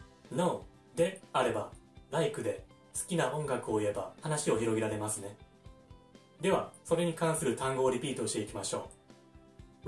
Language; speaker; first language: Japanese; native; Japanese